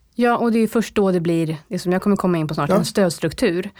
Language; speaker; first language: Swedish; native; Swedish